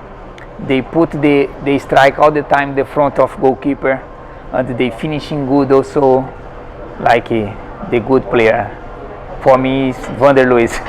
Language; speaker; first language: English; non-native, learner; Portuguese